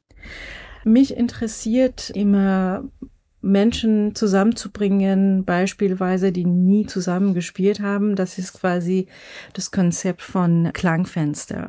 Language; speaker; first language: German; non-native, fluent; Persian